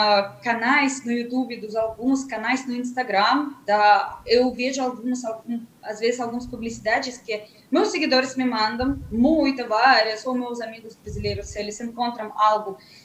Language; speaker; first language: Portuguese; non-native, fluent; Russian